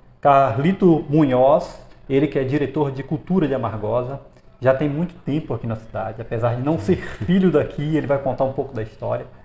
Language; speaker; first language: Portuguese; native; Portuguese